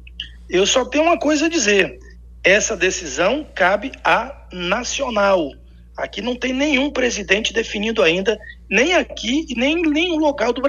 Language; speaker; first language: Portuguese; native; Portuguese